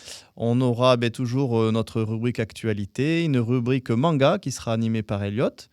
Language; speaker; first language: French; native; French